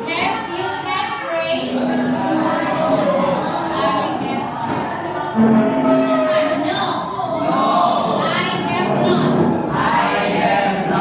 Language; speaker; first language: English; non-native, local second language; Indonesian